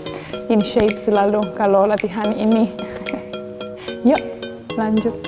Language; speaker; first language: Indonesian; non-native, fluent; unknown